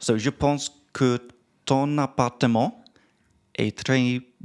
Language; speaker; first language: French; non-native, learner; English